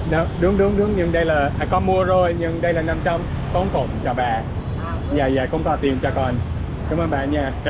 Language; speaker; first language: Vietnamese; non-native, learner; English